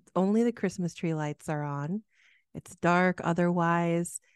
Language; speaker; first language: English; native; English